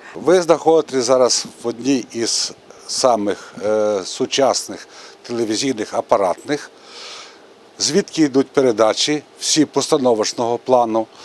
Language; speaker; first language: Ukrainian; native; Ukrainian